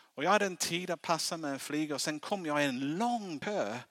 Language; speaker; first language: Swedish; non-native, fluent; English